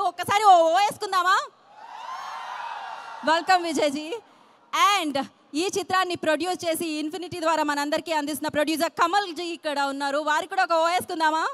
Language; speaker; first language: Telugu; native; Telugu